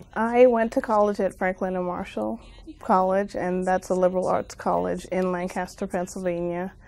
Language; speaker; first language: English; native; English